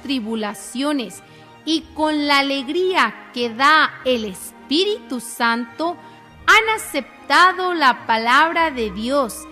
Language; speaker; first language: Spanish; native; Spanish